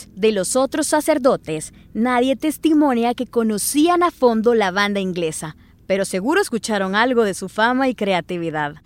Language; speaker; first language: Spanish; native; Spanish